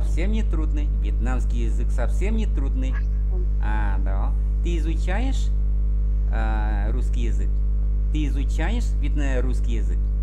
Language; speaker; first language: Russian; non-native, fluent; Vietnamese